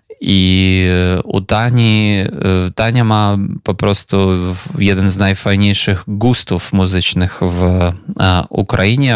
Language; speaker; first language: Polish; non-native, fluent; Ukrainian